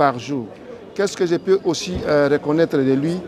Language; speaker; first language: French; non-native, local second language; Swahili